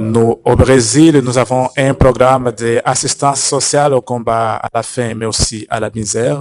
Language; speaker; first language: French; non-native, fluent; Portuguese